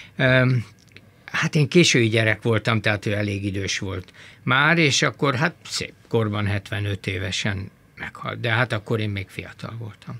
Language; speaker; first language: Hungarian; native; Hungarian